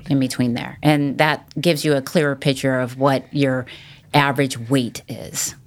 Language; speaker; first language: English; native; English